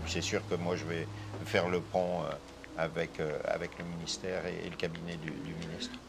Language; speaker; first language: French; native; French